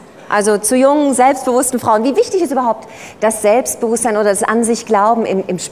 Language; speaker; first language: German; native; German